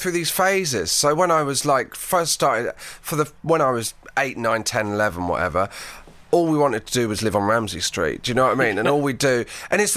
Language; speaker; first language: English; native; English